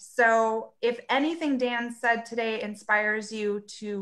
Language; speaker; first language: English; native; English